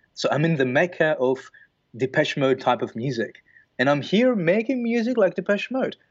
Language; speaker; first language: English; non-native, fluent; Greek